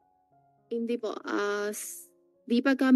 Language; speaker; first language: Filipino; non-native, learner; Chinese